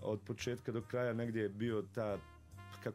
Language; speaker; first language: Serbian; native; Serbian